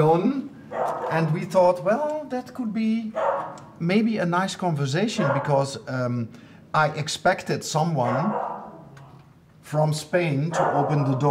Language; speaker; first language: English; non-native, fluent; Dutch